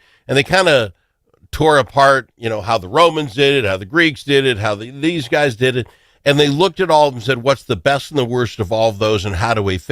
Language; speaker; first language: English; native; English